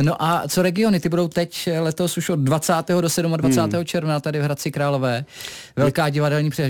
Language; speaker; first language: Czech; native; Czech